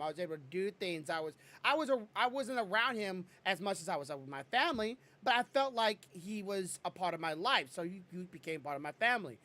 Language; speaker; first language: English; native; English